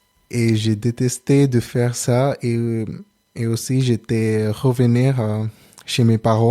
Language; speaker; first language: French; non-native, learner; Telugu